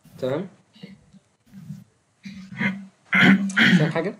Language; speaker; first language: Arabic; native; Arabic